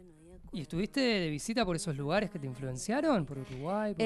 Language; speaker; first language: Spanish; native; Spanish